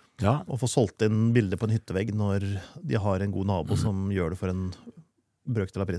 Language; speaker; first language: Norwegian; native; Norwegian